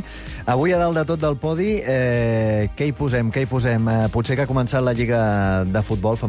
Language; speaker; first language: Catalan; native; Catalan